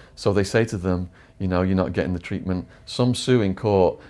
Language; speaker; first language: English; native; English